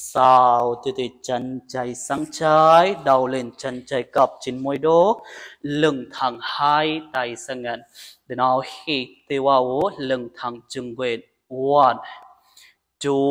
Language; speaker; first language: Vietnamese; non-native, learner; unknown